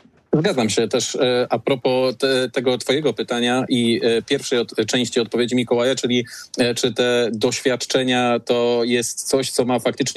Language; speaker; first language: Polish; native; Polish